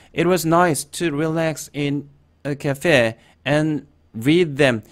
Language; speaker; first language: English; non-native, fluent; Korean